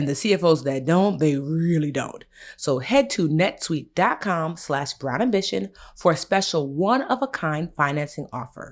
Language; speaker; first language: English; native; English